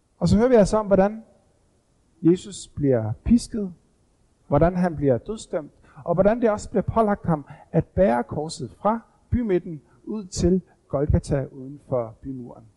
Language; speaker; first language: Danish; native; Danish